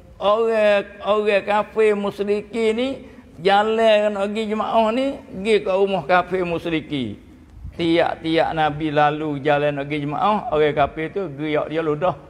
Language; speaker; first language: Malay; native; Malay